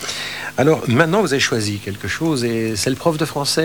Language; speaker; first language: French; native; French